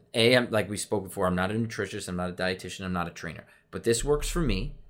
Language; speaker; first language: English; native; English